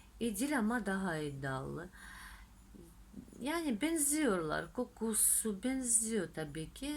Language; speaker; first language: Turkish; non-native, fluent; Russian